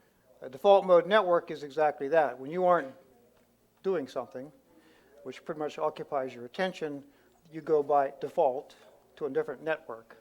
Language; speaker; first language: English; native; English